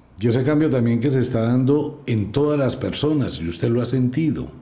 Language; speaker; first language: Spanish; native; Spanish